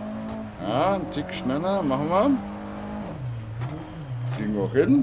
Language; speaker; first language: German; native; German